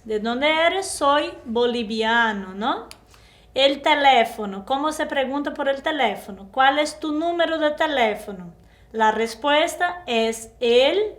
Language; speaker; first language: Spanish; non-native, fluent; Portuguese